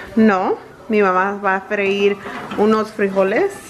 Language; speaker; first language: Spanish; early bilingual, heritage; Spanish